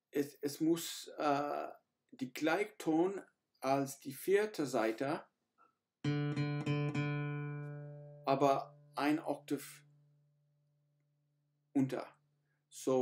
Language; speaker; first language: German; non-native, learner; English